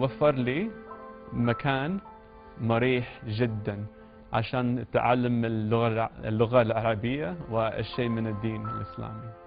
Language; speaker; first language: Arabic; non-native, learner; English